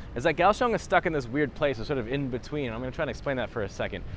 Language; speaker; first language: English; native; English